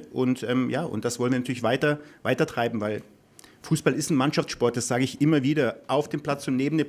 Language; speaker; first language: German; native; German